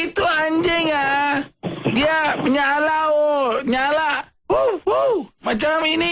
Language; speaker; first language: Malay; non-native, local second language; Tamil